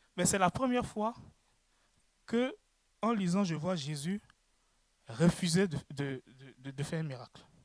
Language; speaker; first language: French; native; French